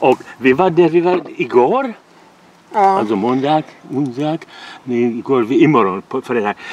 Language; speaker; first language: Swedish; non-native, learner; Czech